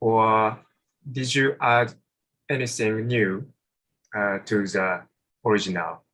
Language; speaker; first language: English; non-native, fluent; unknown